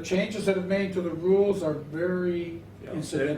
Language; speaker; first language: English; native; English